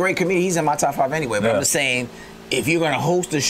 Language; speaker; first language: English; native; English